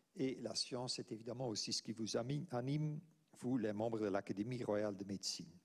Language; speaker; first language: French; non-native, local second language; Dutch